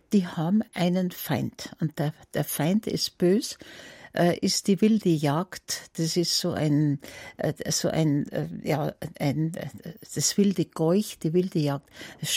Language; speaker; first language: German; native; German